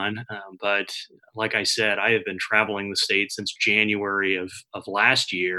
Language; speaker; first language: English; native; English